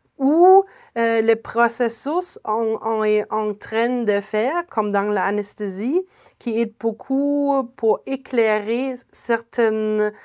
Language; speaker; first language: French; non-native, fluent; German